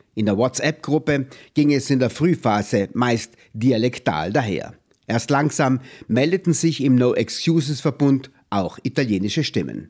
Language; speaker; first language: German; native; German